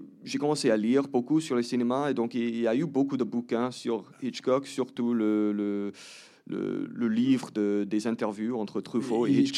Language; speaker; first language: French; early bilingual, heritage; English